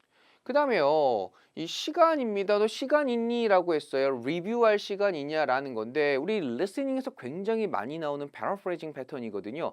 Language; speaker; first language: Korean; native; Korean